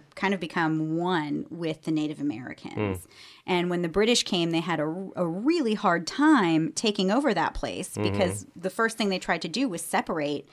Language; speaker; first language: English; native; English